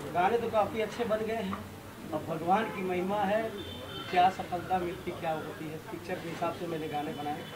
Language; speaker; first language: Hindi; native; Hindi